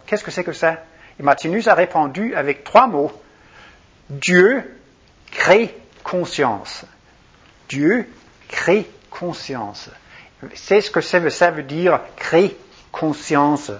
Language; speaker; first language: French; non-native, fluent; Danish